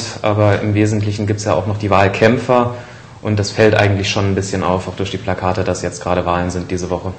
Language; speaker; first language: German; native; German